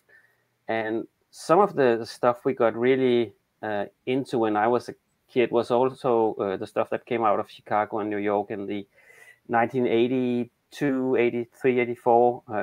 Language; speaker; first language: English; non-native, fluent; Danish